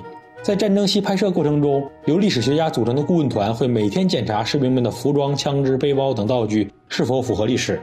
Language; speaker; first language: Chinese; native; Chinese